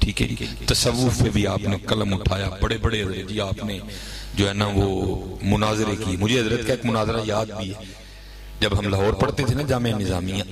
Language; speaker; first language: Urdu; non-native, local second language; Punjabi